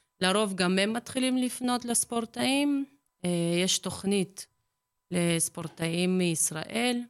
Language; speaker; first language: Hebrew; early bilingual, other home language; Russian